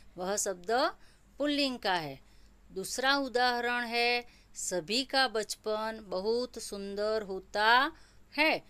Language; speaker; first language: Hindi; non-native, local second language; Gujarati